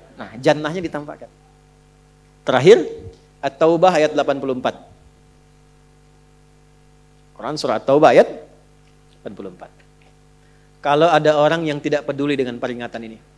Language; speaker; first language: Indonesian; native; Indonesian